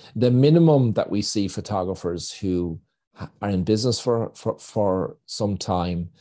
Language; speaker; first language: English; native; English